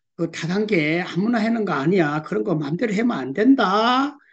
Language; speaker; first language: Korean; early bilingual, heritage; Korean